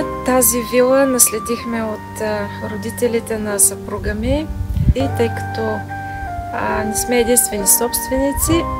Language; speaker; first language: Bulgarian; native; Bulgarian